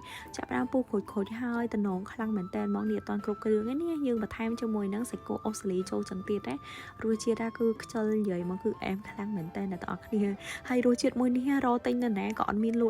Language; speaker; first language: Khmer; native; Khmer